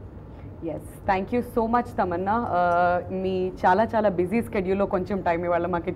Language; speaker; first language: Telugu; native; Telugu